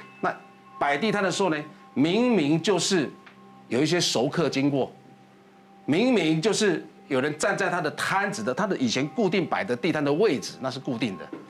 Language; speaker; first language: Chinese; native; Chinese